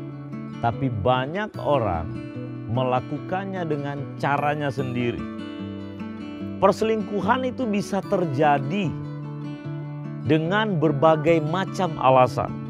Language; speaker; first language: Indonesian; native; Indonesian